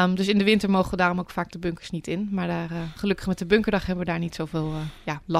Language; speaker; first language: Dutch; native; Dutch